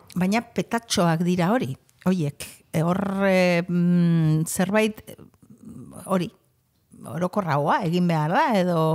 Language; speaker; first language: Basque; native; Basque